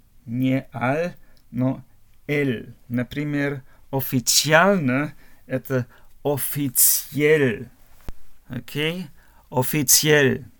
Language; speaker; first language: Russian; non-native, learner; German